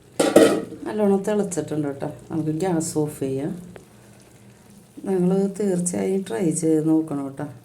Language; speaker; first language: Malayalam; native; Malayalam